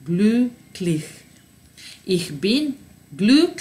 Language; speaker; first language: German; non-native, fluent; Serbian